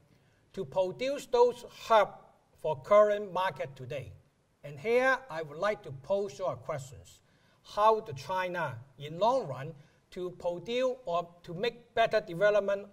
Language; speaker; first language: English; non-native, local second language; Cantonese